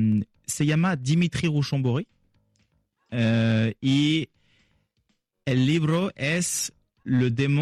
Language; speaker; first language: Spanish; non-native, learner; French